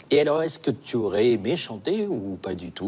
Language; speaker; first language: French; native; French